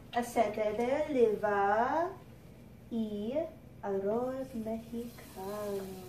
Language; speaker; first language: Spanish; non-native, learner; English